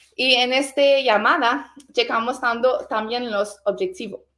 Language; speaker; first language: Spanish; non-native, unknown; French